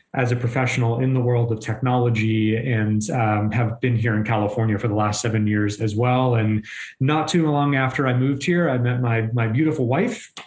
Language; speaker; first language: English; native; English